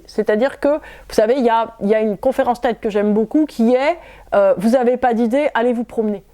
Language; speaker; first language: French; native; French